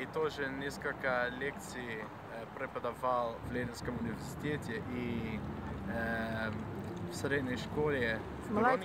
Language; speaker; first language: Russian; non-native, fluent; Dutch